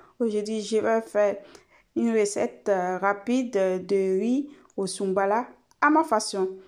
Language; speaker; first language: French; non-native, local second language; Mossi